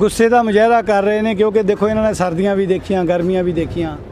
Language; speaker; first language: Hindi; non-native, local second language; Punjabi